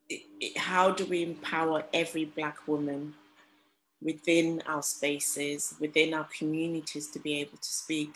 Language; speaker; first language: English; non-native, local second language; Shona